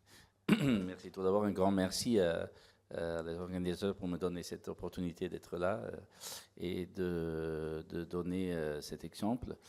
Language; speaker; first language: French; non-native, fluent; Italian